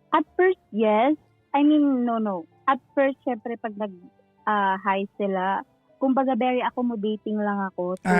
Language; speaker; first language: Filipino; native; Filipino